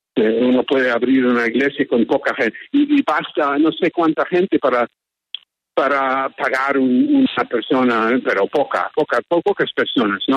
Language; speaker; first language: Spanish; early bilingual, heritage; English